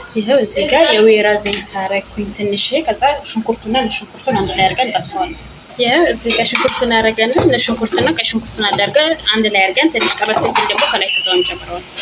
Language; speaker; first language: Amharic; native; Amharic